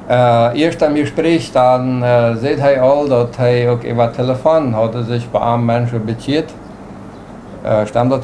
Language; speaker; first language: German; non-native, local second language; Plautdietsch